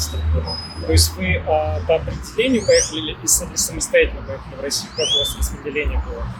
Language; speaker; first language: Russian; native; Russian